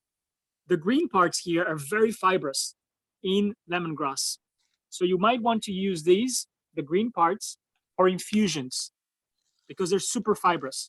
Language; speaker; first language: English; non-native, fluent; French